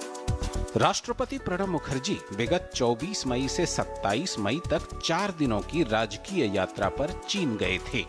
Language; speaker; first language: Hindi; native; Hindi